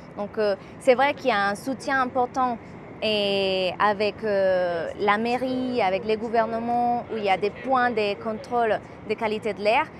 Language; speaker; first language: French; non-native, fluent; Spanish